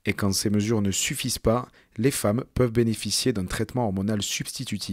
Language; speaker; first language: French; native; French